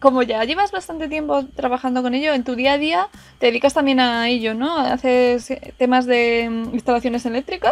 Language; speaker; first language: Spanish; native; Spanish